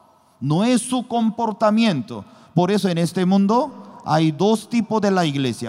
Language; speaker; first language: Spanish; non-native, learner; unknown